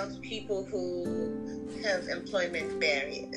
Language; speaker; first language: English; non-native, local second language; Zulu